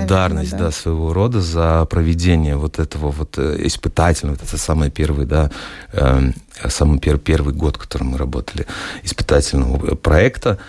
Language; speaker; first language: Russian; native; Russian